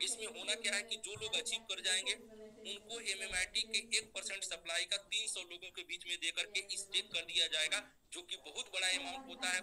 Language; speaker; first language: Hindi; native; Hindi